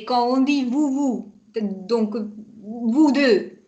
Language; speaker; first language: French; non-native, fluent; Hungarian